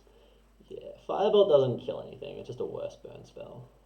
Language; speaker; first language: English; native; English